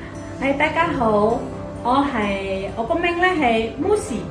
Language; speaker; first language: Cantonese; non-native, fluent; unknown